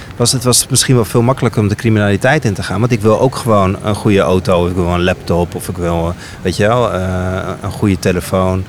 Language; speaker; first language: Dutch; native; Dutch